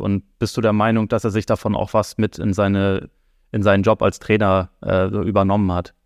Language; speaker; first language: German; native; German